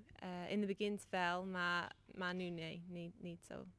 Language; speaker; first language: Dutch; non-native, learner; English